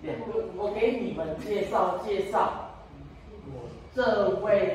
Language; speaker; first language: Chinese; non-native, learner; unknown